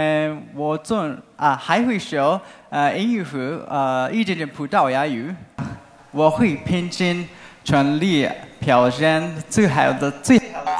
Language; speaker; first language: Chinese; non-native, learner; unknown